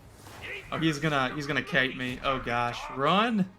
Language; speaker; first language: English; native; English